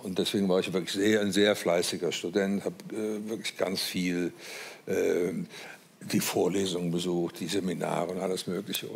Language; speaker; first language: German; native; German